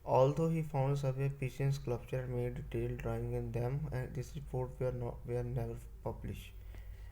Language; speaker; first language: English; non-native, local second language; Punjabi